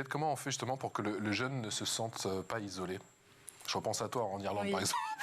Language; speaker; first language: French; native; French